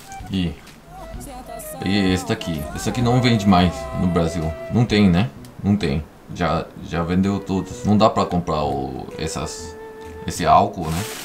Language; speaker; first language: Portuguese; non-native, learner; Korean